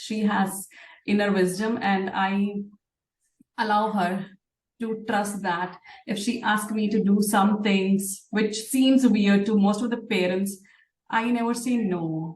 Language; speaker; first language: English; non-native, local second language; Hindi